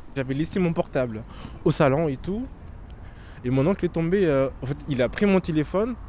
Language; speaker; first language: French; non-native, local second language; Lingala